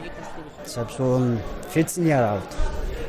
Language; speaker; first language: German; non-native, learner; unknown